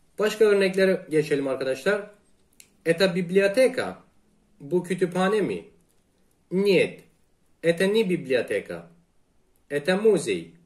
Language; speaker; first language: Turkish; native; Turkish